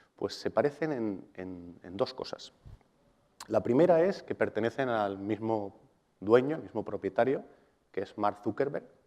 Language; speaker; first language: Spanish; non-native, local second language; Catalan